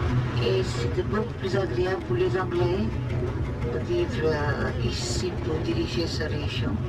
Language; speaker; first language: French; non-native, fluent; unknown